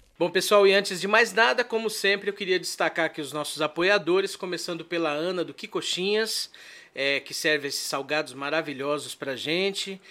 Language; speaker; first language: Portuguese; native; Portuguese